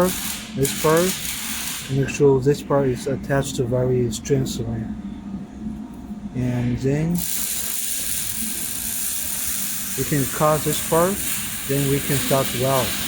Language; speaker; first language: English; non-native, learner; Chinese